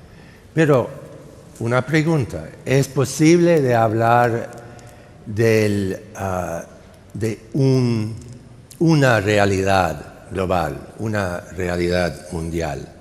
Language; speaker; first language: Spanish; non-native, fluent; English